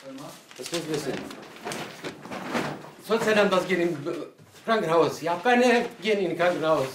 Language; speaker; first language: German; non-native, learner; Albanian